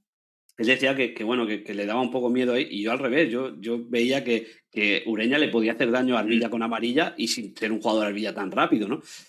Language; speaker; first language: Spanish; native; Spanish